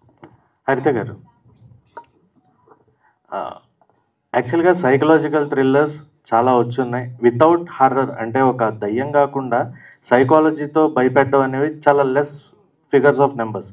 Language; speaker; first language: Telugu; native; Telugu